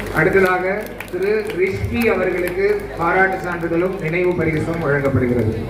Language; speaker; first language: Tamil; native; Tamil